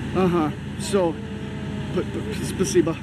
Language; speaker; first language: Russian; non-native, learner; English